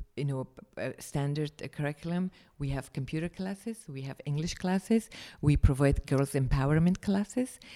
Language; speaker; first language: English; non-native, fluent; Persian